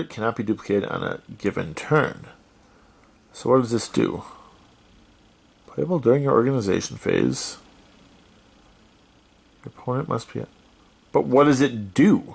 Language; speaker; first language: English; native; English